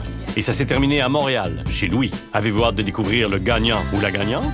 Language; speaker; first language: French; native; French